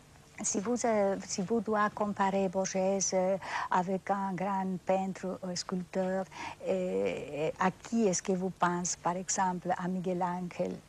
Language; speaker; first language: French; non-native, fluent; Spanish